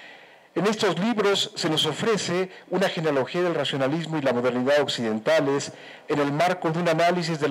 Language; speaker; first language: Spanish; native; Spanish